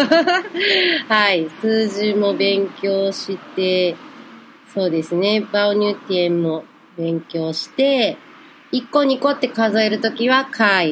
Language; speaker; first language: Japanese; native; Japanese